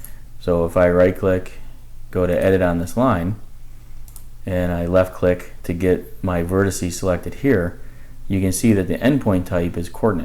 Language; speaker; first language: English; native; English